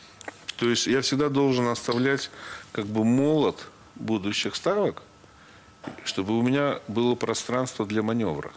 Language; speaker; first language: Russian; native; Russian